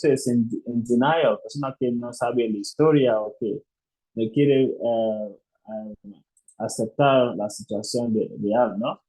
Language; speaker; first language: Spanish; non-native, fluent; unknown